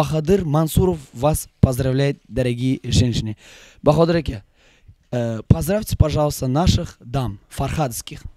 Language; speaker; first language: Russian; non-native, local second language; Uzbek